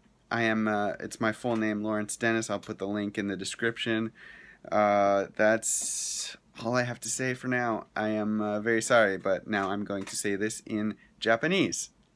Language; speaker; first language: English; native; English